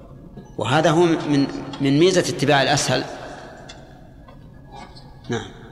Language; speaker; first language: Arabic; native; Arabic